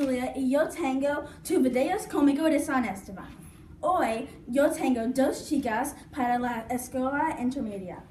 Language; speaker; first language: Spanish; non-native, learner; English